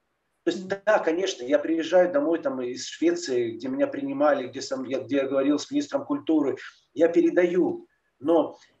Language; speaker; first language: Russian; native; Russian